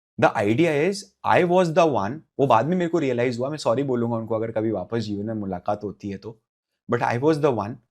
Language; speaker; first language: Hindi; native; Hindi